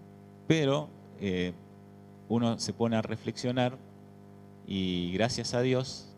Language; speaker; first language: Spanish; native; Spanish